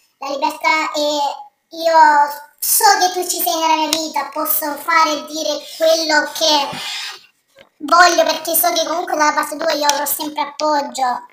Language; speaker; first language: Italian; native; Italian